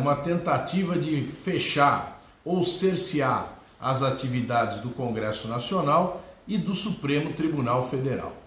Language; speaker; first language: Portuguese; native; Portuguese